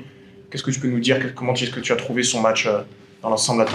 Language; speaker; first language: French; native; French